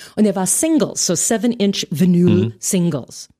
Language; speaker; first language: German; non-native, fluent; English